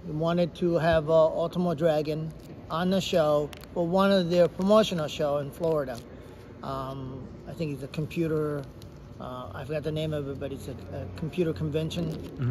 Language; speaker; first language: English; non-native, fluent; Japanese